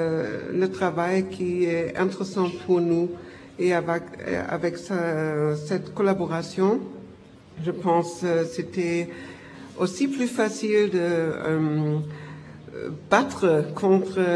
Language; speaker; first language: French; non-native, fluent; German